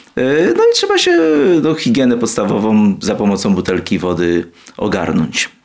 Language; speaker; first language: Polish; native; Polish